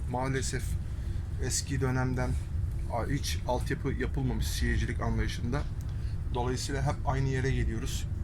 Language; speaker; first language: Turkish; early bilingual, heritage; Turkish